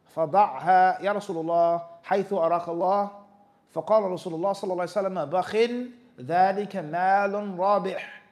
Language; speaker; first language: Arabic; non-native, fluent; English